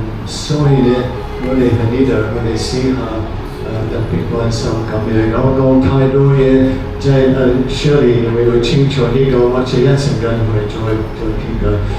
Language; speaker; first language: Cantonese; non-native, fluent; English